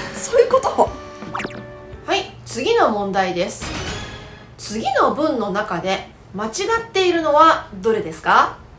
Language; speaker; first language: Japanese; native; Japanese